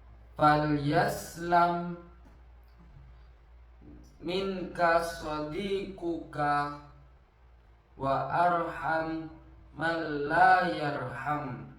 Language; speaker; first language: Arabic; non-native, learner; Indonesian